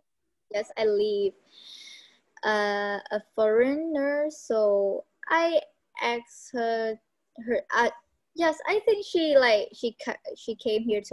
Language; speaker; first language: English; non-native, learner; Vietnamese